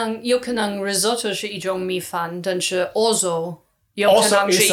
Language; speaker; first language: Chinese; non-native, learner; English